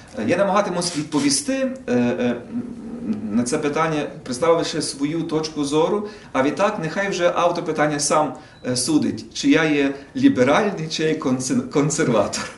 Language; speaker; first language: Ukrainian; native; Ukrainian